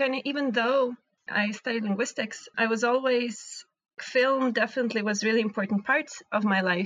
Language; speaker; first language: English; non-native, fluent; Russian